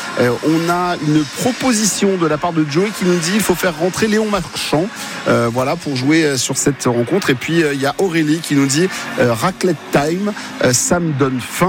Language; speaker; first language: French; native; French